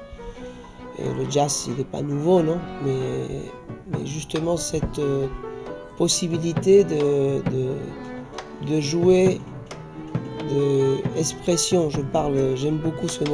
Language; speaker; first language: French; non-native, fluent; Spanish